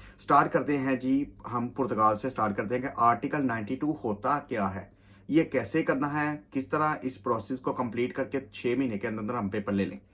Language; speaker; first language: Urdu; non-native, local second language; Punjabi